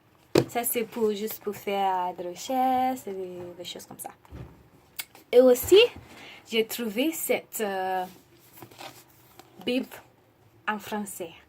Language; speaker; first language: French; non-native, learner; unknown